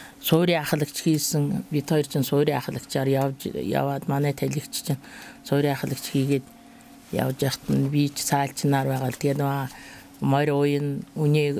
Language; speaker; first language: Mongolian; native; Mongolian